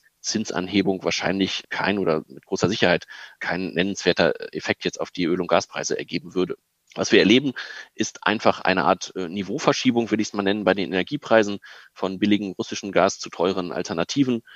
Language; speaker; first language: German; native; German